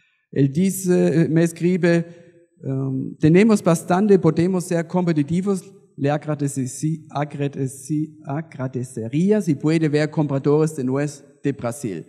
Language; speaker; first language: Spanish; non-native, fluent; German